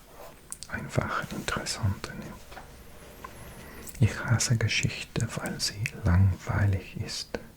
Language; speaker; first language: German; non-native, learner; English